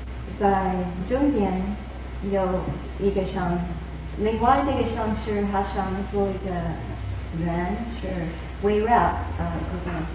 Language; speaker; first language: Chinese; non-native, fluent; English